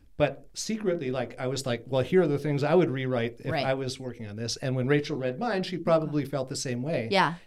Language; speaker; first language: English; native; English